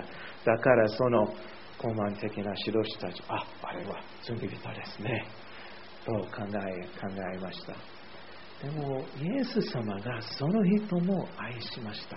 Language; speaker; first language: Japanese; non-native, fluent; English